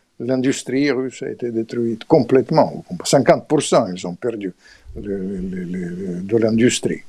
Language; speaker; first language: French; non-native, fluent; Russian